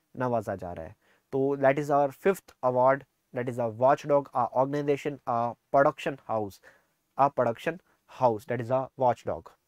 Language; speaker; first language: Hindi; non-native, local second language; Punjabi